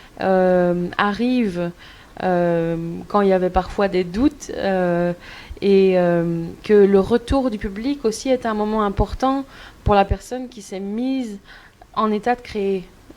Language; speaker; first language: French; native; French